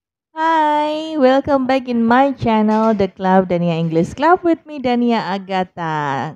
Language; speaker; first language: English; non-native, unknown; Indonesian